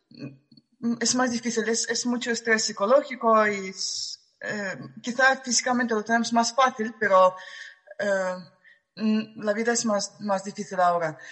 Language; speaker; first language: Spanish; non-native, fluent; Russian